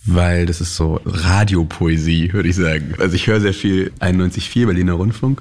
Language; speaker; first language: German; native; German